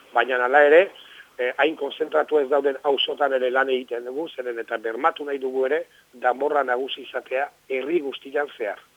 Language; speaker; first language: Basque; native; Basque